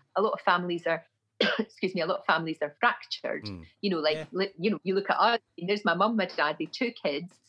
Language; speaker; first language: English; native; English